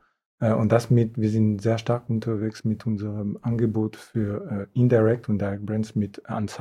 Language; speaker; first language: German; non-native, fluent; French